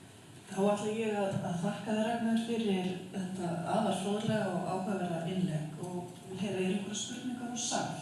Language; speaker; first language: Icelandic; native; Icelandic